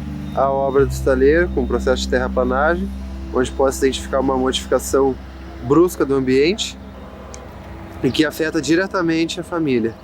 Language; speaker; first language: Portuguese; native; Portuguese